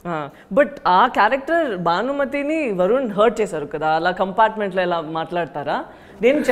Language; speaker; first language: Telugu; non-native, learner; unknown